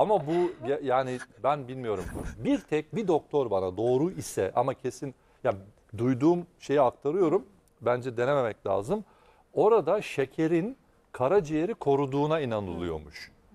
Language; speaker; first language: Turkish; native; Turkish